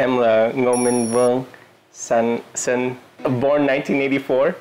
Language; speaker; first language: Vietnamese; early bilingual, heritage; Vietnamese